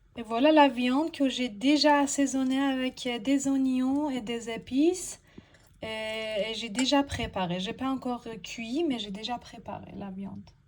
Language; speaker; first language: French; non-native, fluent; Persian